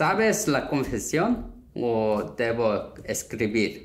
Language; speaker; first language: Spanish; non-native, learner; Korean